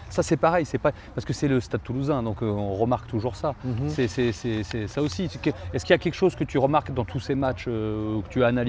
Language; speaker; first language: French; native; French